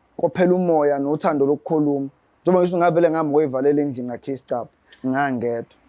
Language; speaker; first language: Zulu; native; Zulu